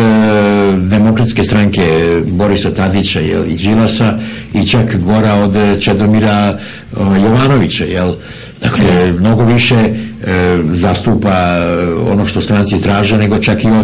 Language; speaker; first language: Serbian; native; Serbian